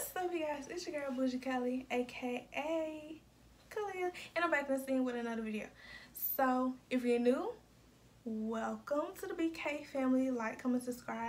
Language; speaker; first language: English; native; English